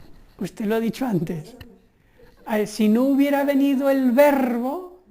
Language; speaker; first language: Spanish; native; Spanish